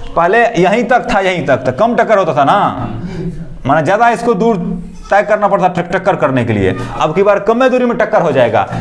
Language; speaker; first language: Hindi; native; Hindi